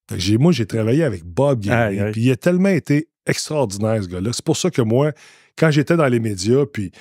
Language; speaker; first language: French; native; French